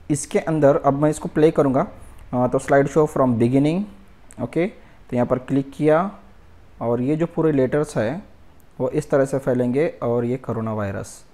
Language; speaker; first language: Hindi; non-native, local second language; Marathi